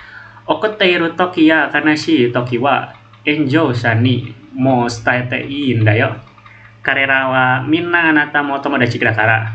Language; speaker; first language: Japanese; non-native, learner; Indonesian